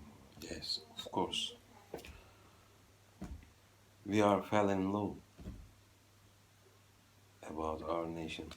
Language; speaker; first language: English; non-native, fluent; Turkish